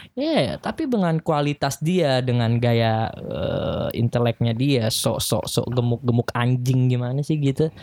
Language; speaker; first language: Indonesian; native; Indonesian